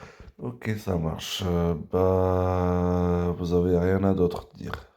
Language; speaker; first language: French; non-native, learner; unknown